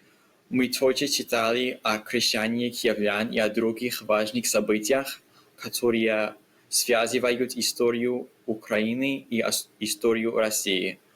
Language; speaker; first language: Russian; non-native, learner; English